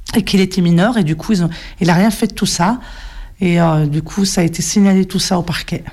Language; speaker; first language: French; native; French